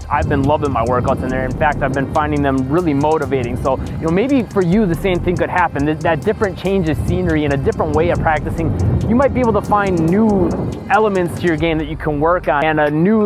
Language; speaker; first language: English; native; English